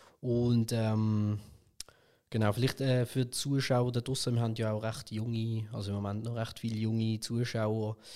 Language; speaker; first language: German; early bilingual, other home language; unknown